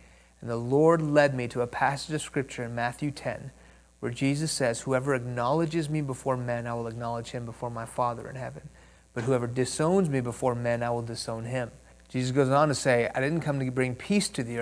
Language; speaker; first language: English; early bilingual, other home language; Persian